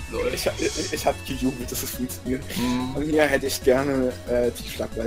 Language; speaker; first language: German; native; German